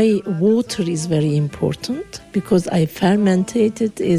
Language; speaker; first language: English; non-native, fluent; Turkish